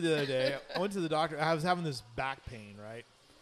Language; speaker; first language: English; native; English